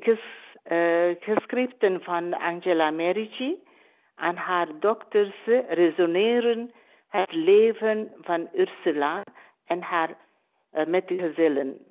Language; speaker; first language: Dutch; non-native, learner; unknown